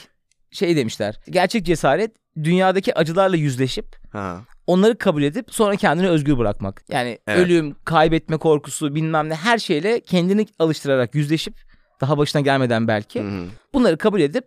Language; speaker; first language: Turkish; native; Turkish